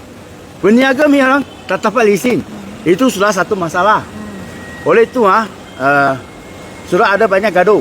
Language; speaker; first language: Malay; non-native, local second language; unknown